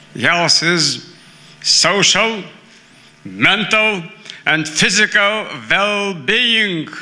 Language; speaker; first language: English; non-native, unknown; Lithuanian